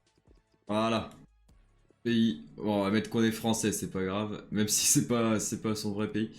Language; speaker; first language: French; native; French